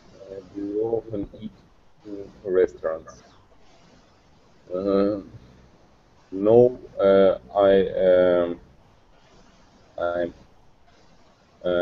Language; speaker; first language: English; non-native, learner; Russian